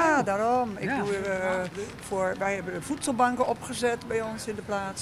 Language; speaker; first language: Dutch; native; Dutch